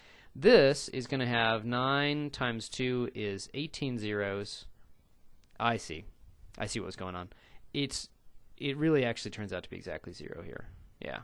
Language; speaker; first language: English; native; English